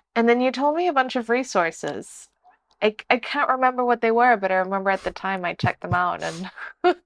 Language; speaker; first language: English; non-native, fluent; Portuguese